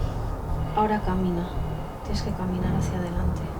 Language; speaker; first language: Spanish; native; Spanish